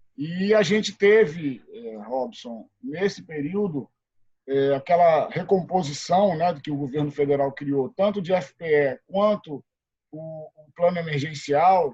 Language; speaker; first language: Portuguese; native; Portuguese